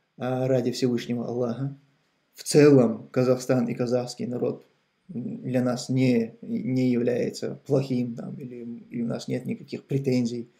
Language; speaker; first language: Russian; non-native, local second language; Chechen